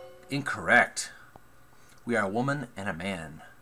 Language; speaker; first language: English; native; English